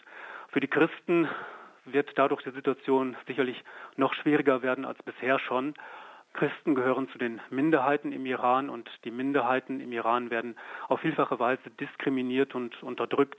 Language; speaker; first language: German; native; German